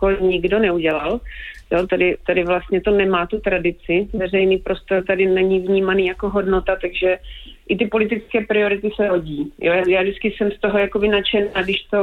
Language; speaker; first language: Czech; native; Czech